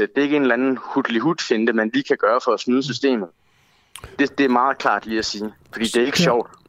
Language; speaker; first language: Danish; native; Danish